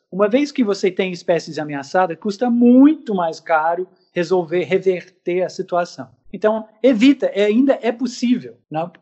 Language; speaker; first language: Portuguese; non-native, fluent; English